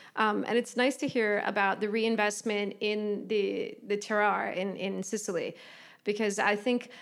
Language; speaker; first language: English; native; English